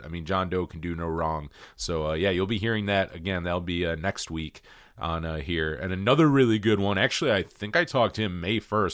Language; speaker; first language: English; native; English